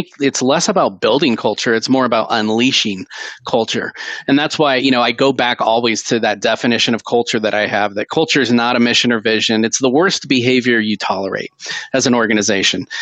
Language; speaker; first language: English; native; English